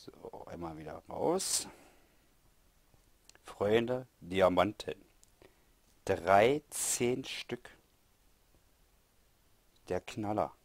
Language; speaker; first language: German; native; German